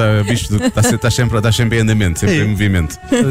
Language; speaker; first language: Portuguese; native; Portuguese